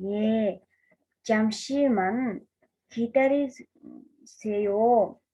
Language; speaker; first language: Korean; non-native, fluent; Mongolian